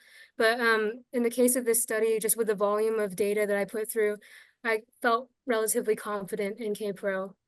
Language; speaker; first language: English; native; English